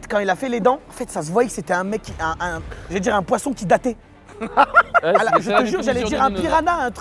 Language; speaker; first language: French; native; French